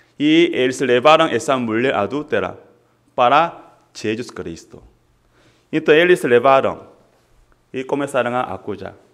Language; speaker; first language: Portuguese; non-native, fluent; Korean